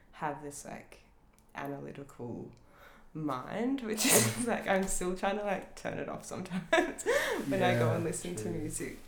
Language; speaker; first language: English; native; English